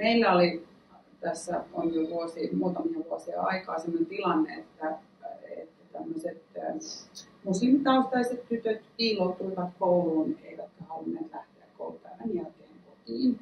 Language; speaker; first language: Finnish; native; Finnish